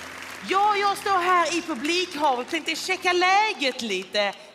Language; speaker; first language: Swedish; native; Swedish